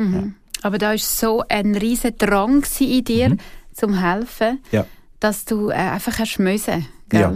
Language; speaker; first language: German; native; German